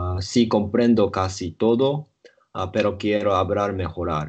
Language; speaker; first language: Spanish; non-native, learner; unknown